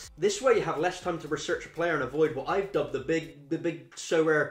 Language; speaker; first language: English; native; English